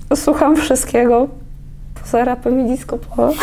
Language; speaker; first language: Polish; native; Polish